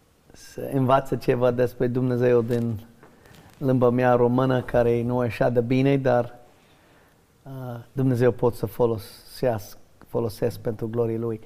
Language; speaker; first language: Romanian; non-native, learner; English